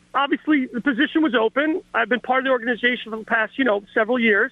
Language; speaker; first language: English; native; English